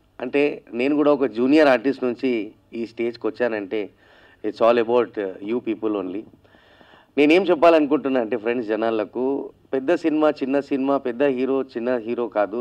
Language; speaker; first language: Telugu; native; Telugu